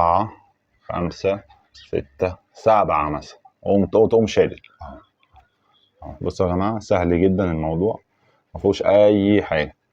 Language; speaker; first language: Arabic; native; Arabic